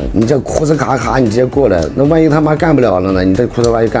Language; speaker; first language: Chinese; native; Chinese